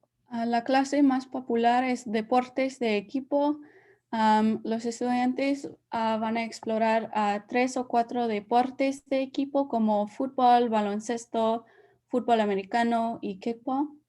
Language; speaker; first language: Spanish; early bilingual, heritage; Spanish